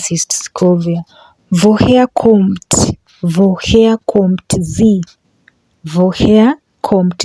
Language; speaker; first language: German; non-native, learner; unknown